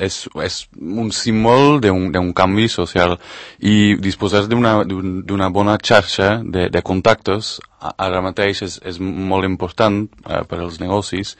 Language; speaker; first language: Catalan; non-native, fluent; Spanish